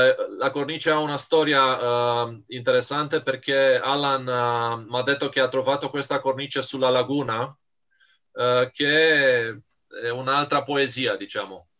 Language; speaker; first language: Italian; non-native, fluent; Romanian